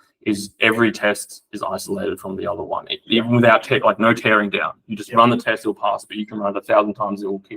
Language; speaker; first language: English; native; English